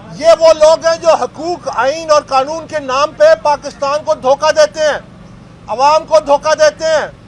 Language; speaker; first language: Urdu; non-native, local second language; Pashto